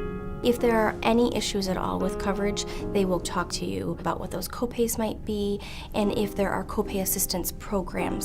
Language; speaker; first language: English; native; English